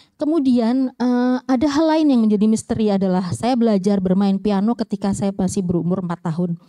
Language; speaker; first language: Indonesian; native; Indonesian